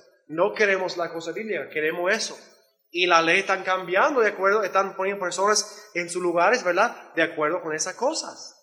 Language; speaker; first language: Spanish; non-native, learner; English